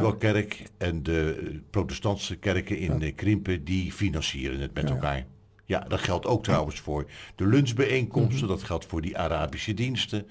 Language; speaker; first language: Dutch; native; Dutch